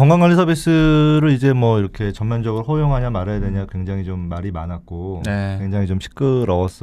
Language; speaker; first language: Korean; native; Korean